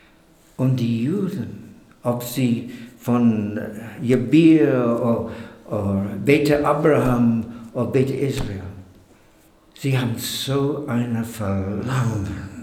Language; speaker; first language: German; non-native, fluent; English